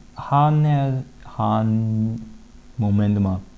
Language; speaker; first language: German; non-native, fluent; English